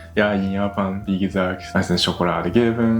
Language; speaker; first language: German; non-native, learner; Japanese